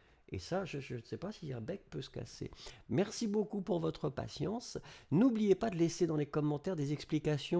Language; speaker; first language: French; native; French